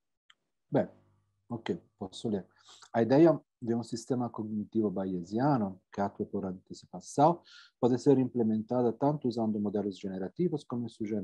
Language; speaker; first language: Portuguese; non-native, fluent; Italian